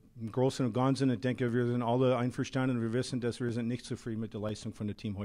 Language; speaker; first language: German; non-native, fluent; English